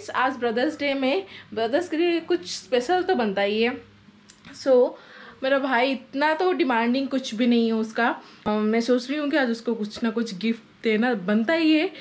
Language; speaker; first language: Hindi; non-native, local second language; Odia